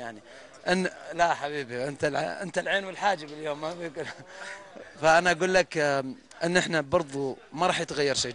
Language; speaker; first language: Arabic; native; Arabic